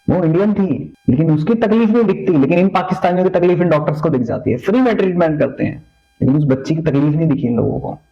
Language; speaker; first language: Hindi; native; Hindi